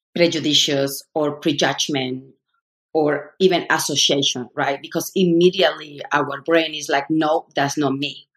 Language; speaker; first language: English; non-native, fluent; Spanish